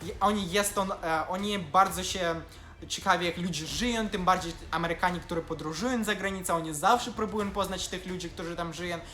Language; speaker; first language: Polish; non-native, fluent; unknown